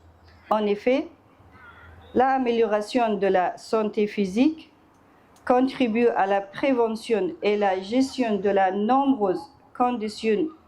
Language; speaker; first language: French; non-native, fluent; Persian